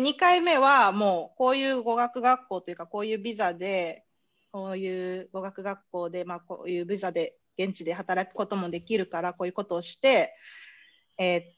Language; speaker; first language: Japanese; native; Japanese